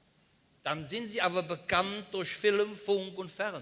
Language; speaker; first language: German; native; German